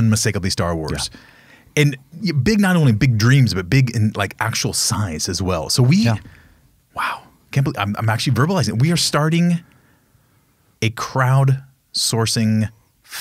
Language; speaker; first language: English; native; English